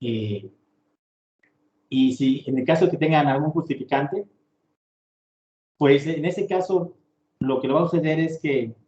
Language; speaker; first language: Spanish; native; Spanish